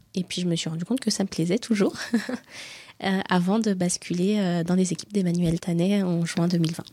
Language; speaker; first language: French; native; French